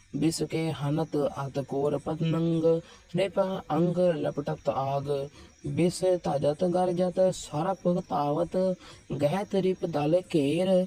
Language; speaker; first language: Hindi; non-native, local second language; Punjabi